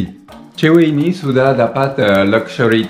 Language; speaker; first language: Indonesian; non-native, fluent; Croatian